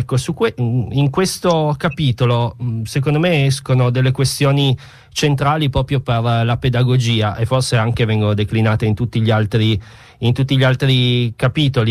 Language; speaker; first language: Italian; native; Italian